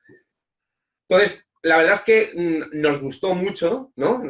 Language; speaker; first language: Spanish; native; Spanish